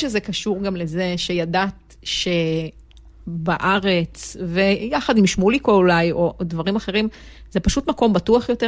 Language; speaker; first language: Hebrew; native; Hebrew